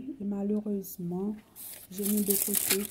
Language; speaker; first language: French; non-native, local second language; Haitian Creole